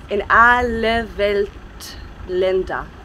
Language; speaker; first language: German; non-native, learner; Bosnian